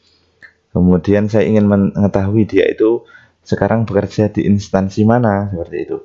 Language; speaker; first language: Indonesian; native; Indonesian